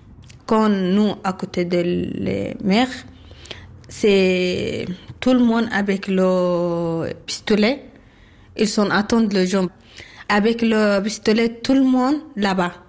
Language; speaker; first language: French; non-native, learner; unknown